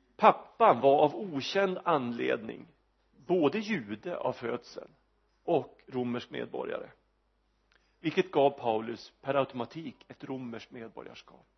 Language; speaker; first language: Swedish; native; Swedish